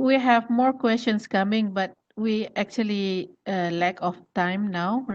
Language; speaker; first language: English; non-native, fluent; Malay